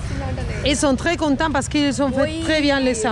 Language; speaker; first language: French; non-native, fluent; Spanish